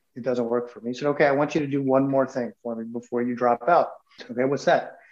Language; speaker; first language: English; native; English